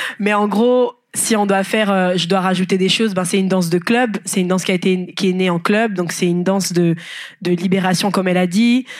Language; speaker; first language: French; non-native, local second language; Lingala